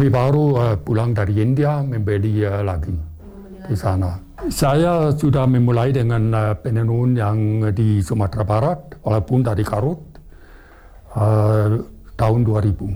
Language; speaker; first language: Indonesian; non-native, fluent; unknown